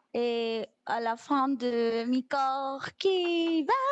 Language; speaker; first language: French; non-native, learner; Spanish